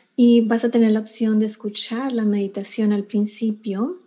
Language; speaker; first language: Spanish; early bilingual, heritage; Spanish